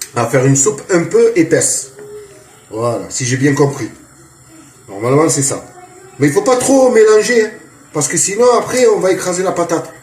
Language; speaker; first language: French; non-native, local second language; Arabic